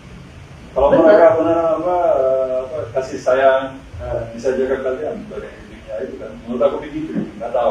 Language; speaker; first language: Indonesian; non-native, fluent; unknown